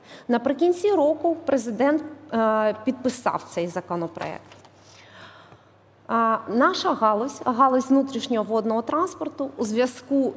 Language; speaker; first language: Ukrainian; native; Ukrainian